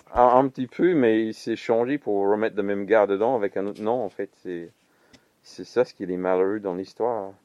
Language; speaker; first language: French; non-native, fluent; English